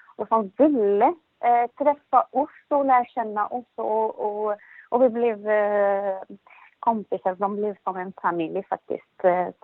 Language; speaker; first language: Swedish; non-native, learner; Arabic